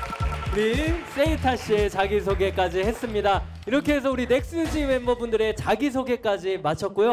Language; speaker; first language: Korean; native; Korean